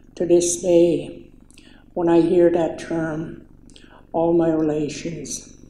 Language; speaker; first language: English; native; English